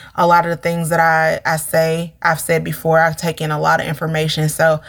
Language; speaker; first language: English; native; English